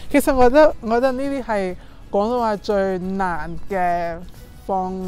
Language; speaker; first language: Cantonese; non-native, fluent; English